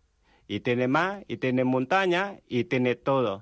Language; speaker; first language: Spanish; non-native, learner; Vietnamese